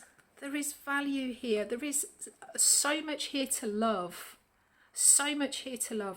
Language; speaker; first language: English; native; English